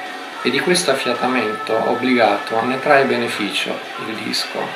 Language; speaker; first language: Italian; native; Italian